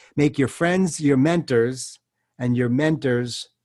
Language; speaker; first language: English; native; English